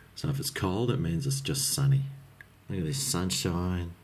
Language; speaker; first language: English; native; English